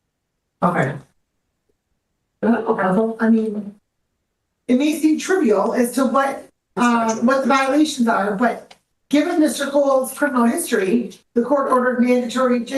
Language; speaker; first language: English; native; English